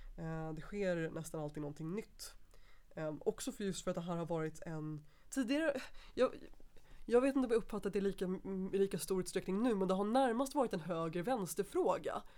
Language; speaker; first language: Swedish; native; Swedish